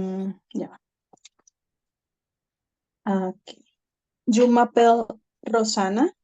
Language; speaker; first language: French; non-native, learner; Spanish